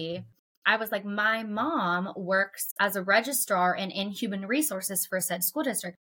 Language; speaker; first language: English; native; English